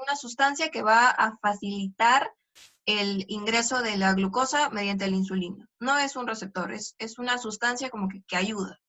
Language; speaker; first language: Spanish; native; Spanish